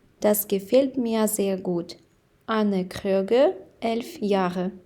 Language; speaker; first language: German; non-native, fluent; Ukrainian